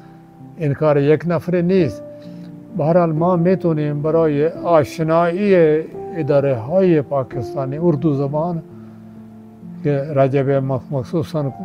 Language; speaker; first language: Persian; non-native, fluent; Urdu